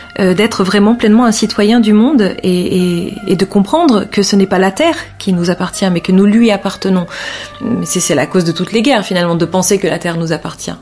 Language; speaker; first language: French; early bilingual, other home language; Arabic